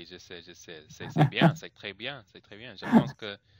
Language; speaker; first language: French; non-native, learner; English